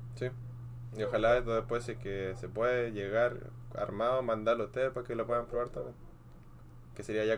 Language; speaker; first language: Spanish; native; Spanish